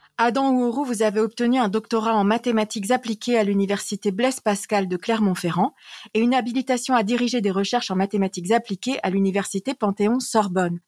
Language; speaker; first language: French; native; French